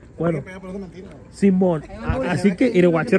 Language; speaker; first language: Spanish; native; Spanish